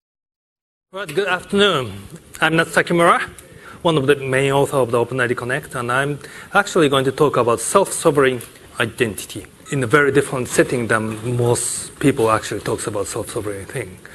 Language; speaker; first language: English; non-native, fluent; Japanese